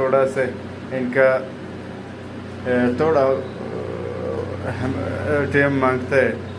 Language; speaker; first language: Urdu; non-native, local second language; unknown